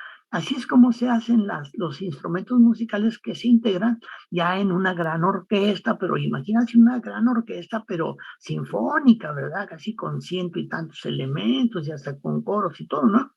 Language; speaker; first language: Spanish; native; Spanish